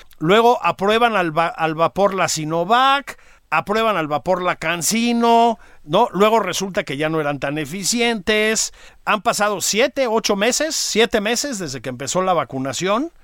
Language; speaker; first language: Spanish; native; Spanish